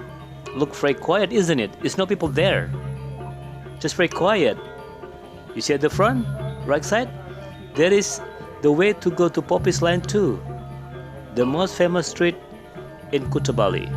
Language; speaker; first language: English; non-native, local second language; Indonesian